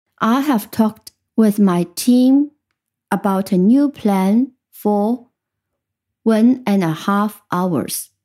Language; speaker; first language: English; non-native, fluent; Chinese